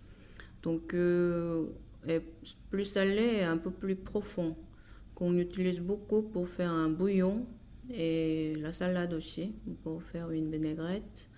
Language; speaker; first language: French; non-native, fluent; Korean